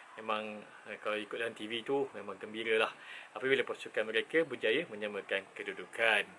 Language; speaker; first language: Malay; native; Malay